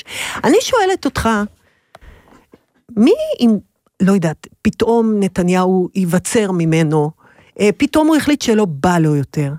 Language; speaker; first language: Hebrew; native; Hebrew